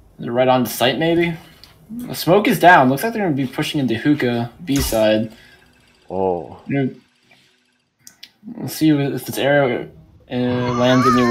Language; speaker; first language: English; native; English